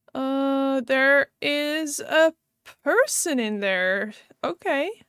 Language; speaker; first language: English; non-native, fluent; Dutch